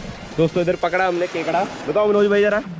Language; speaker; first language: Hindi; native; Hindi